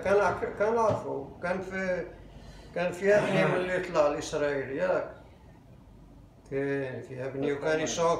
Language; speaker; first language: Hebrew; non-native, fluent; Arabic